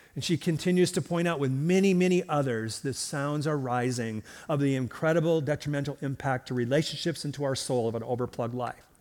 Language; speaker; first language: English; early bilingual, other home language; Swedish